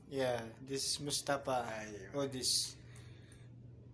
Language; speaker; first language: English; non-native, learner; Filipino